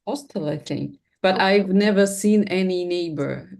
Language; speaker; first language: English; non-native, learner; Russian